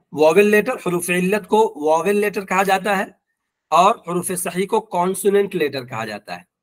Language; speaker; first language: Urdu; native; Urdu